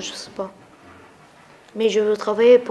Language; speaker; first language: French; non-native, learner; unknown